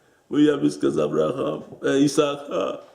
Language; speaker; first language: Russian; non-native, learner; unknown